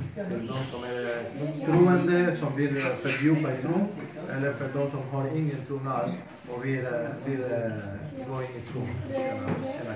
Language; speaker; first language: Swedish; non-native, fluent; Spanish